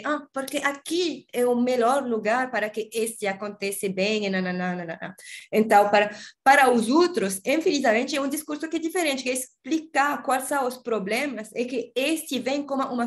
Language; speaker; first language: Portuguese; non-native, learner; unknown